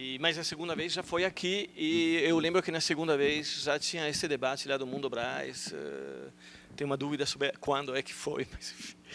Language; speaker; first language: Portuguese; non-native, fluent; Italian